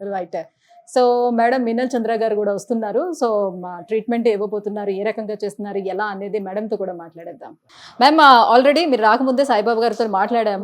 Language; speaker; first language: Telugu; native; Telugu